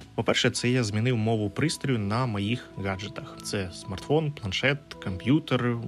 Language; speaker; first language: Ukrainian; non-native, local second language; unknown